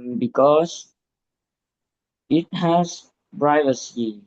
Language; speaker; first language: English; non-native, learner; Vietnamese